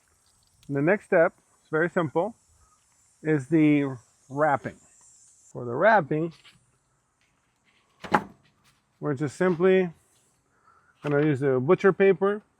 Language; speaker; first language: English; early bilingual, other home language; Spanish